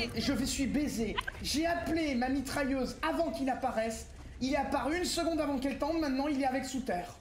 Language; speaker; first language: French; native; French